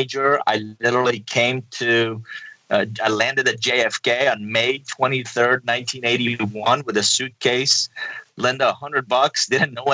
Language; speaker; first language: English; non-native, fluent; Persian